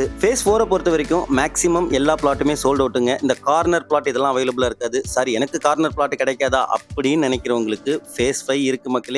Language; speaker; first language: Tamil; native; Tamil